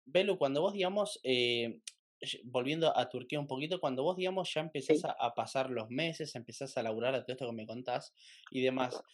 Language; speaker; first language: Spanish; native; Spanish